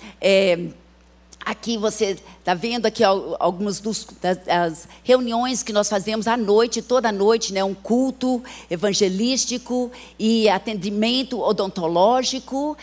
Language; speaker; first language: Portuguese; early bilingual, other home language; English